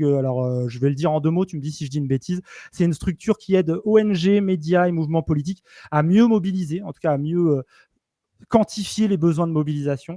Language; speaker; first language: French; native; French